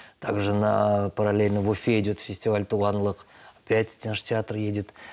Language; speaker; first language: Russian; non-native, local second language; Tatar